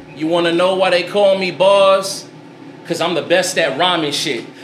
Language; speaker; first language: English; native; English